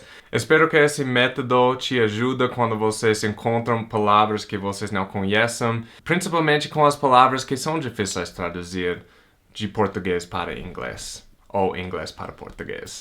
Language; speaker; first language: Portuguese; non-native, fluent; English